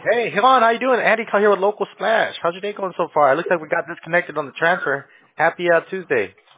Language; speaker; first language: English; early bilingual, other home language; Spanish